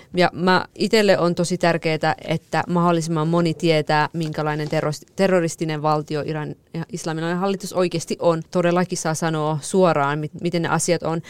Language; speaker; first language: Finnish; early bilingual, other home language; Kurdish